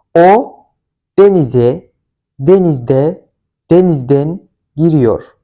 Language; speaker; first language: Turkish; non-native, fluent; Kyrgyz